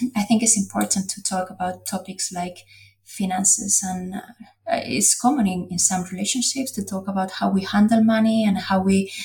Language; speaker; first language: English; non-native, fluent; Spanish